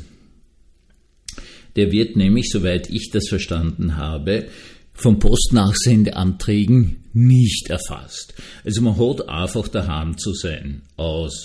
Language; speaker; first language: German; native; German